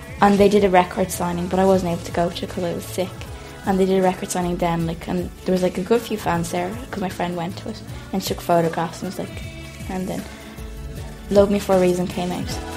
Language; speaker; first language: English; native; English